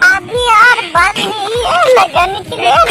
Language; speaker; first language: Hindi; non-native, learner; Bodo